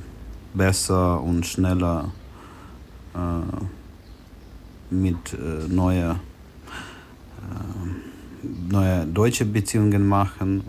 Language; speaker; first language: German; non-native, learner; Ukrainian